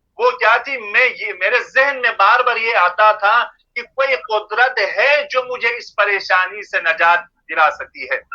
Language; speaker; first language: Urdu; non-native, local second language; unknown